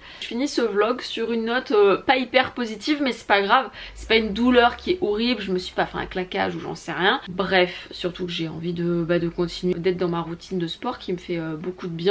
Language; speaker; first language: French; native; French